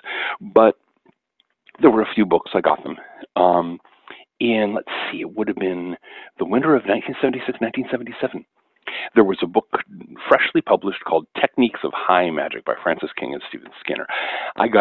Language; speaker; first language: English; native; English